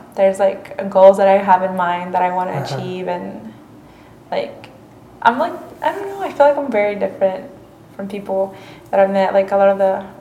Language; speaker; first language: English; early bilingual, other home language; Spanish